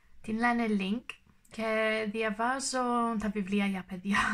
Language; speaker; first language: Greek; non-native, learner; English